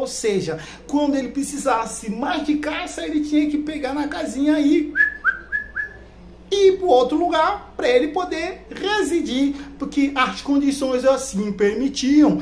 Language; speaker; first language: Portuguese; non-native, local second language; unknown